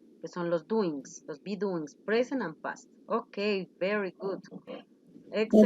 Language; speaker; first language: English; non-native, learner; Spanish